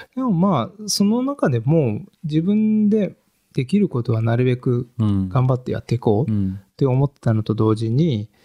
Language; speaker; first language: Japanese; native; Japanese